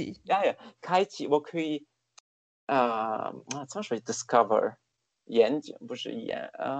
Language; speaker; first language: Chinese; non-native, fluent; German